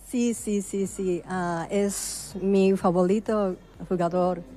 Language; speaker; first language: Spanish; non-native, learner; Japanese